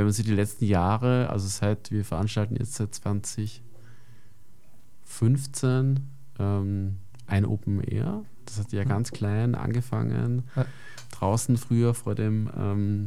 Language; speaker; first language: German; native; German